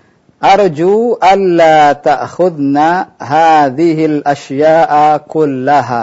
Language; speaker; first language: Arabic; non-native, fluent; Indonesian